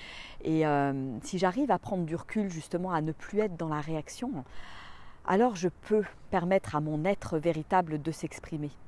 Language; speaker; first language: French; native; French